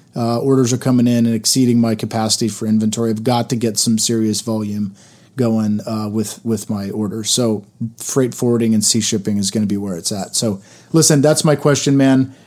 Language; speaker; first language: English; native; English